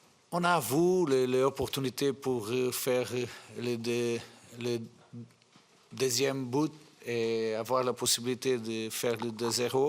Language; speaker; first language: French; non-native, fluent; Portuguese